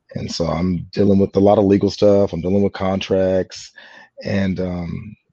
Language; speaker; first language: English; native; English